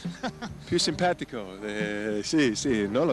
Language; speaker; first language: Italian; non-native, learner; English